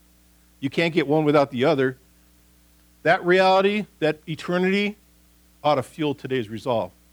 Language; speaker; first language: English; native; English